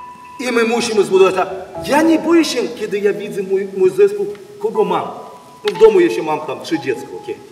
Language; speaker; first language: Polish; non-native, learner; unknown